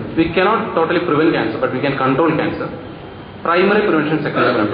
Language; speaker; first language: English; non-native, local second language; Malayalam